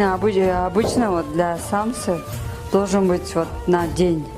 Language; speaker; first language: Russian; non-native, local second language; Kyrgyz